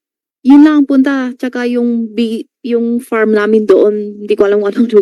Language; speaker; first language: Filipino; non-native, learner; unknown